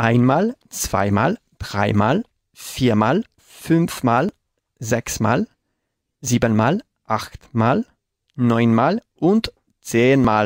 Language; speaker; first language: German; non-native, learner; Spanish